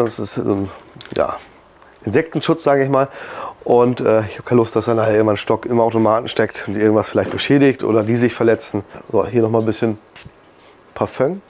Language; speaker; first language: German; native; German